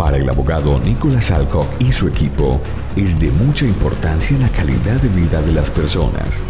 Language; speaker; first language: Spanish; native; Spanish